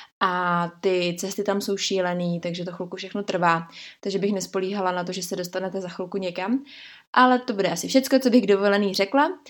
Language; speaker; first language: Czech; native; Czech